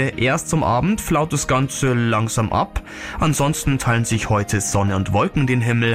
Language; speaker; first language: German; native; German